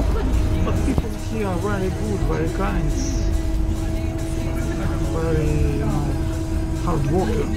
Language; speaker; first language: English; non-native, learner; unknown